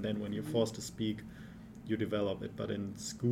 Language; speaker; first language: English; non-native, fluent; German